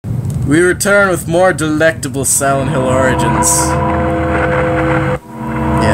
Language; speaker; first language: English; native; English